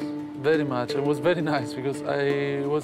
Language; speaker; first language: English; non-native, fluent; Italian